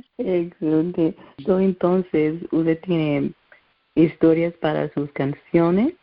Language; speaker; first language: Spanish; non-native, learner; English